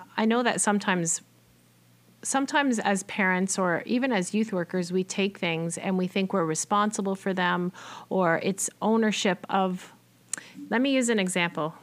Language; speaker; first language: English; native; English